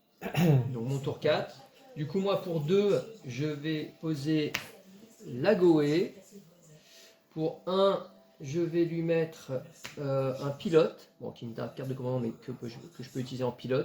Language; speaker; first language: French; native; French